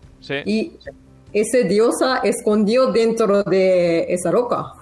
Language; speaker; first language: Spanish; non-native, learner; Japanese